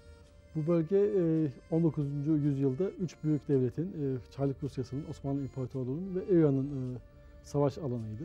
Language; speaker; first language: Turkish; native; Turkish